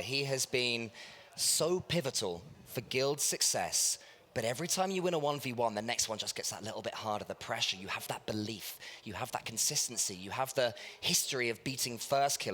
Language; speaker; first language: English; native; English